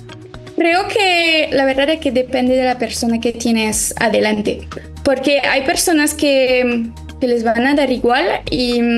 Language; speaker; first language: Spanish; non-native, fluent; French